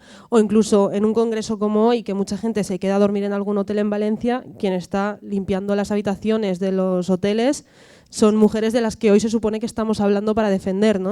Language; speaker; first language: Spanish; native; Spanish